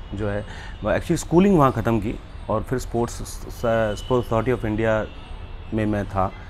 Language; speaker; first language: Hindi; native; Hindi